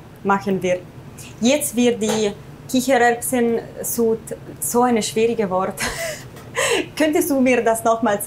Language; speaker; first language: German; non-native, fluent; Italian